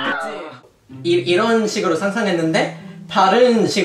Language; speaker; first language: Korean; non-native, fluent; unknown